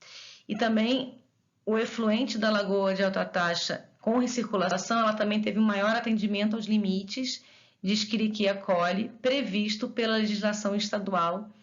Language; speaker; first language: Portuguese; native; Portuguese